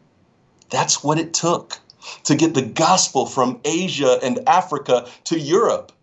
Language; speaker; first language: English; native; English